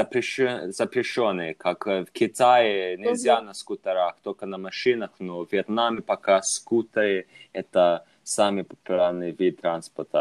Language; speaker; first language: Russian; non-native, fluent; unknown